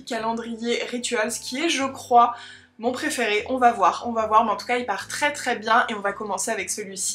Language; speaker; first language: French; native; French